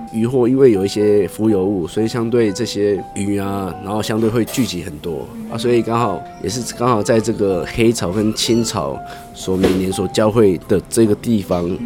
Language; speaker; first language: Chinese; native; Chinese